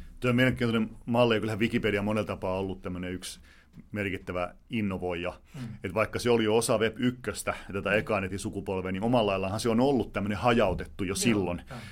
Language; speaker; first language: Finnish; native; Finnish